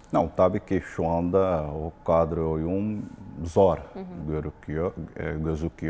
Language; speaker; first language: Turkish; non-native, learner; Portuguese